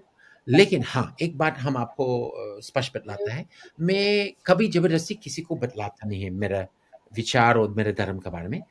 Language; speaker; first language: Hindi; non-native, fluent; English